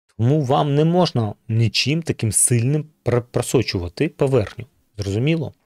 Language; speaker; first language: Ukrainian; non-native, local second language; Russian